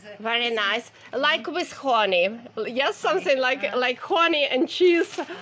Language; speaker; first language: English; non-native, learner; Ukrainian